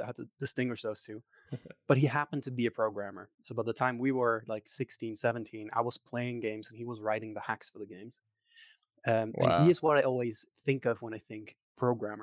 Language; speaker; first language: English; non-native, fluent; Dutch